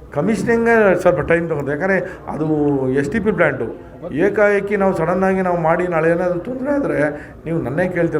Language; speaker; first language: Kannada; native; Kannada